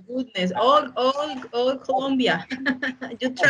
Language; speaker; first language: English; non-native, learner; Spanish